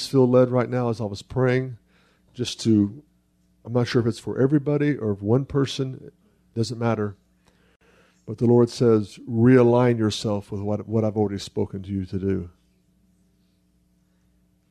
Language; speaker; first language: English; native; English